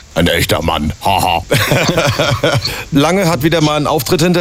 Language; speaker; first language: German; native; German